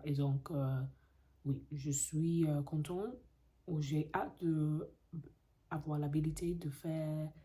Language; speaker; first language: French; non-native, learner; English